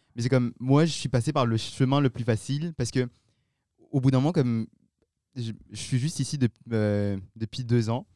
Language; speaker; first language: French; non-native, local second language; Malagasy